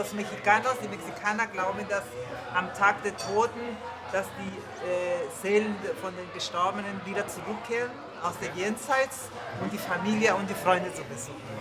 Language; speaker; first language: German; non-native, fluent; Spanish